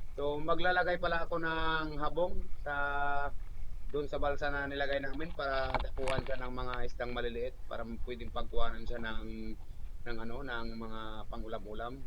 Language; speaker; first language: Filipino; native; Filipino